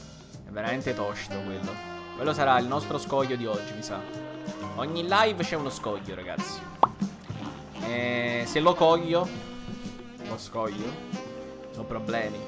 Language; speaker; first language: Italian; native; Italian